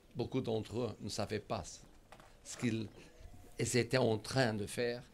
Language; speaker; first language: French; non-native, fluent; Portuguese